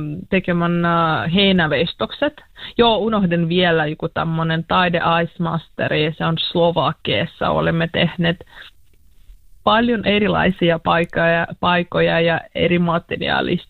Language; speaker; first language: Finnish; non-native, learner; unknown